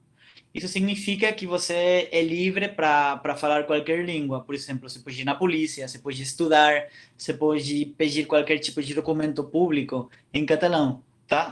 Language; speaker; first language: Portuguese; non-native, fluent; Catalan